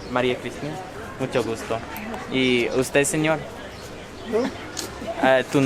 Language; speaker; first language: Spanish; non-native, learner; English